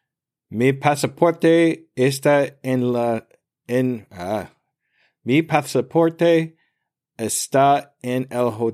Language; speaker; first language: Spanish; non-native, learner; English